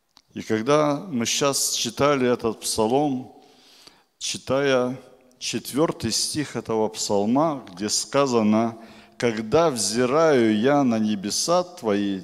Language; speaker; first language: Polish; non-native, learner; Russian